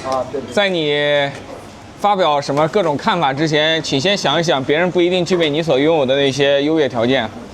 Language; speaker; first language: Chinese; native; Chinese